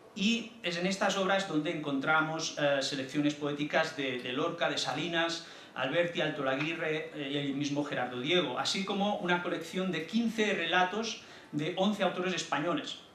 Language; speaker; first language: Spanish; native; Spanish